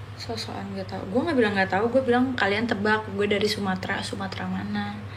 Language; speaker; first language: Indonesian; native; Indonesian